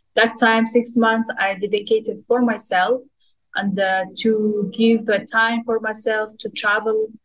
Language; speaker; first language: English; non-native, fluent; Russian